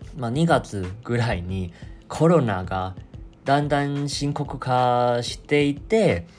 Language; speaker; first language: Japanese; non-native, fluent; Chinese